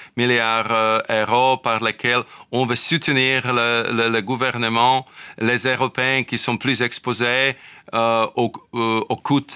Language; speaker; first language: French; non-native, fluent; Slovak